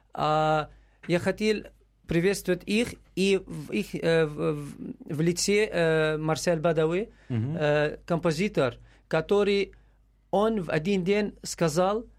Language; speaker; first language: Russian; non-native, learner; Arabic